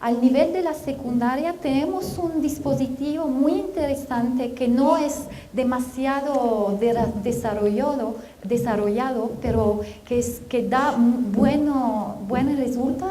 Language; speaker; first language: Spanish; non-native, fluent; French